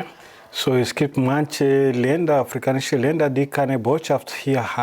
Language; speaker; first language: German; non-native, learner; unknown